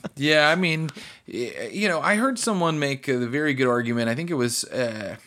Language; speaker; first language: English; native; English